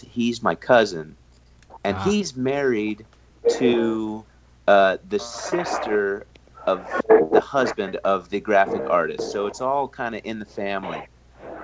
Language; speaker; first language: English; native; English